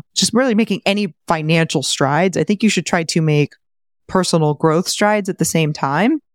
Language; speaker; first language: English; native; English